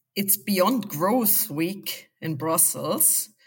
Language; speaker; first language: English; non-native, fluent; German